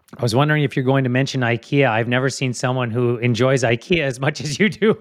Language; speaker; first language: English; native; English